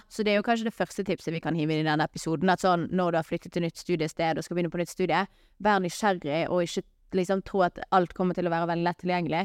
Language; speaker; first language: Norwegian; native; Norwegian